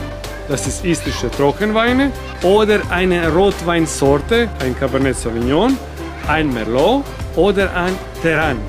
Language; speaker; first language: German; non-native, local second language; Croatian